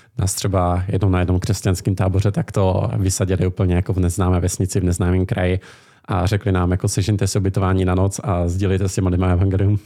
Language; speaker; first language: Czech; native; Czech